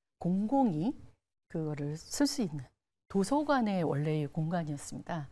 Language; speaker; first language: Korean; native; Korean